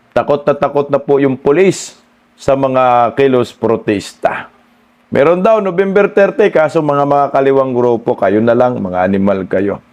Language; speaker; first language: Filipino; non-native, local second language; Cebuano